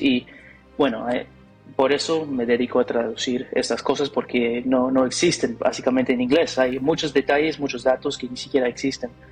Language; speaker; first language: Spanish; non-native, fluent; English